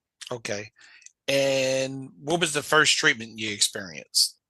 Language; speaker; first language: English; native; English